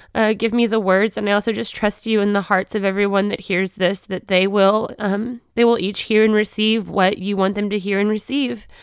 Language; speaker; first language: English; native; English